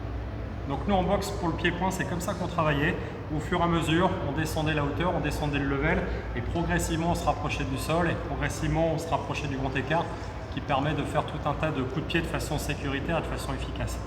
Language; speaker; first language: French; native; French